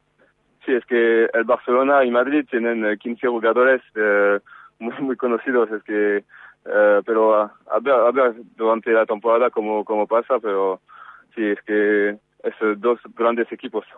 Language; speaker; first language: Spanish; non-native, fluent; French